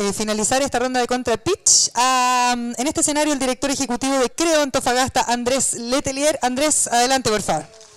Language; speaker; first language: Spanish; native; Spanish